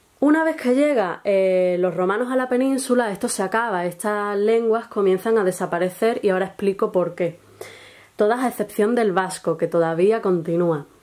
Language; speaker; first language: Spanish; native; Spanish